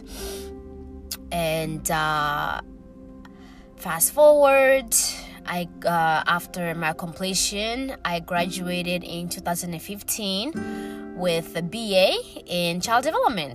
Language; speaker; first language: English; early bilingual, other home language; Swahili